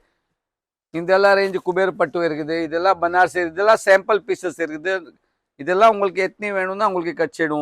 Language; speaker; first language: Tamil; non-native, learner; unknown